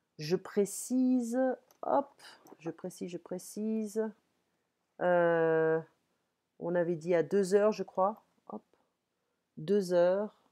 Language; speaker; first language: French; native; French